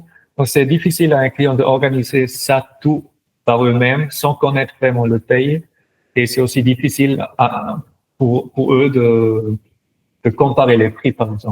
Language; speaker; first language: French; non-native, local second language; German